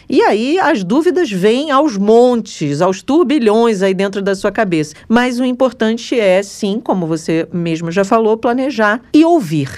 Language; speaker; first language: Portuguese; native; Portuguese